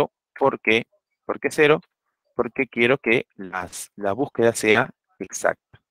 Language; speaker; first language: Spanish; native; Spanish